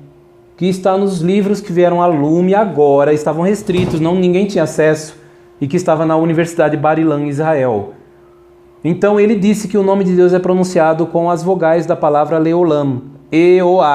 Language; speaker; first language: Portuguese; native; Portuguese